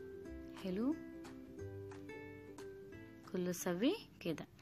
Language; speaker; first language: Arabic; non-native, learner; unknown